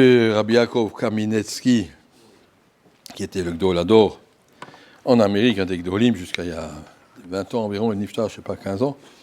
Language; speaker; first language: French; native; French